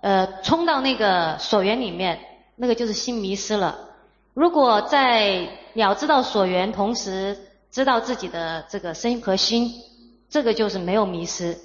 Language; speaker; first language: Chinese; native; Chinese